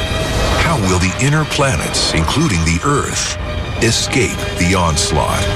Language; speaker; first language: English; native; English